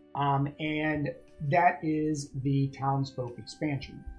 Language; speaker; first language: English; native; English